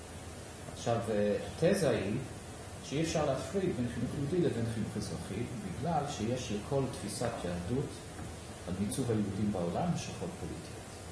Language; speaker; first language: Hebrew; native; Hebrew